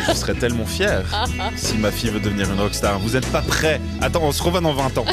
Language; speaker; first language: French; native; French